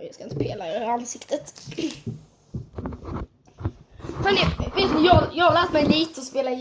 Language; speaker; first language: Swedish; native; Swedish